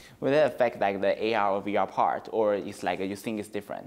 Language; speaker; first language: English; non-native, fluent; Chinese